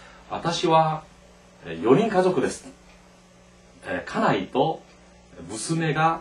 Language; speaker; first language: Japanese; non-native, local second language; Korean